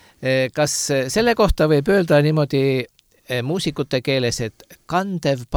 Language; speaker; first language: Estonian; native; Estonian